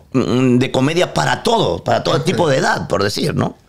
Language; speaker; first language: Spanish; native; Spanish